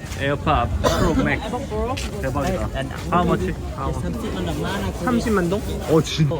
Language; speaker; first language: Korean; native; Korean